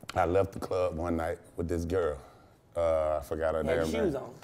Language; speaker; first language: English; native; English